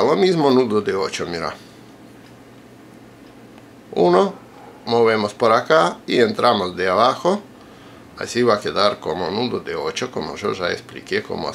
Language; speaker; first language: Spanish; non-native, fluent; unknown